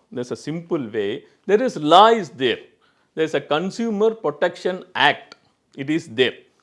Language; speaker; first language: English; non-native, local second language; Tamil